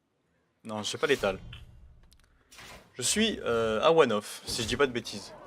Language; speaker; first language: French; native; French